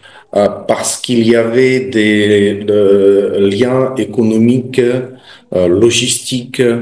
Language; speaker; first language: French; non-native, fluent; Russian